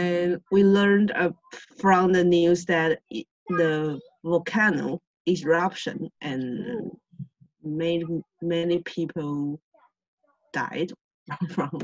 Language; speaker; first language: English; non-native, learner; Chinese